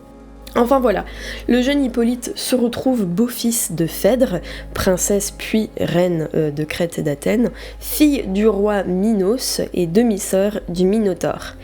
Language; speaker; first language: French; native; French